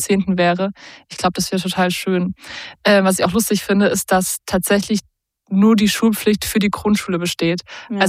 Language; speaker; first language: German; native; German